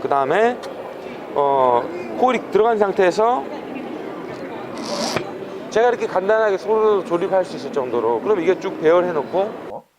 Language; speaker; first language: Korean; native; Korean